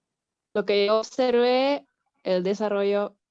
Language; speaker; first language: Spanish; non-native, fluent; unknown